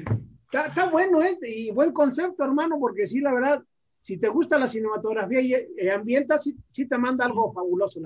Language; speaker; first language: Spanish; native; Spanish